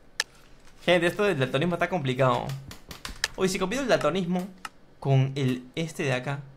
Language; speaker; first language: Spanish; native; Spanish